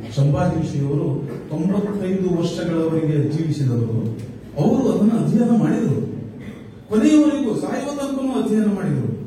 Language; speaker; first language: Kannada; native; Kannada